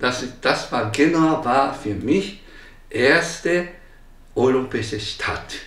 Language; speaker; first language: German; non-native, learner; Japanese